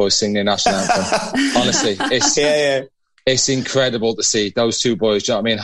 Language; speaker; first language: English; native; English